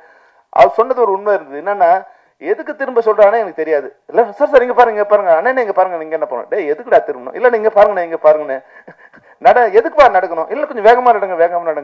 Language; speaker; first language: Tamil; native; Tamil